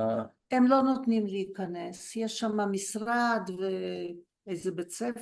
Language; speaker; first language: Hebrew; early bilingual, other home language; Polish